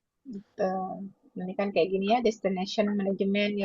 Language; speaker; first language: Indonesian; native; Indonesian